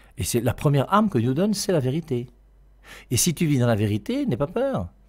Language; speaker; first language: French; native; French